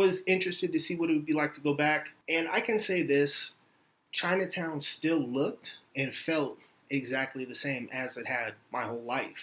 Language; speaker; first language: English; native; English